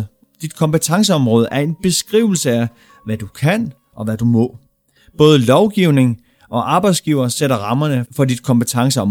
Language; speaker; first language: Danish; native; Danish